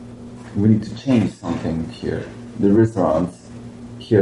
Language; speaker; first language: English; non-native, learner; Spanish